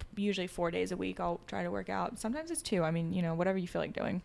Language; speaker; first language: English; early bilingual, other home language; French